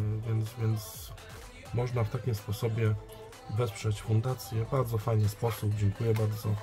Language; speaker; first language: Polish; native; Polish